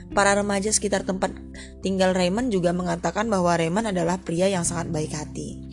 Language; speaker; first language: Indonesian; non-native, fluent; English